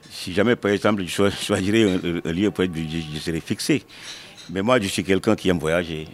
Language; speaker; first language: French; non-native, local second language; Wolof